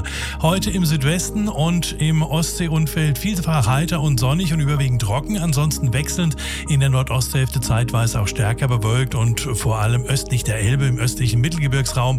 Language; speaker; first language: German; native; German